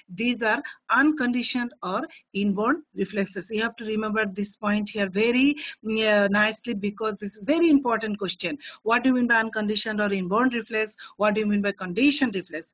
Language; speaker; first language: English; non-native, local second language; Bangla